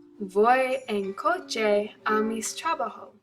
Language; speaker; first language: Spanish; non-native, learner; English